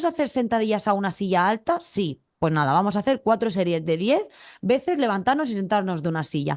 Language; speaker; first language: Spanish; native; Spanish